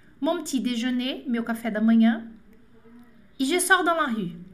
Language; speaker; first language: French; non-native, fluent; Portuguese